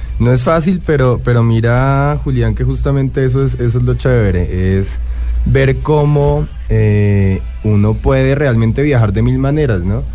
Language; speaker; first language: Spanish; native; Spanish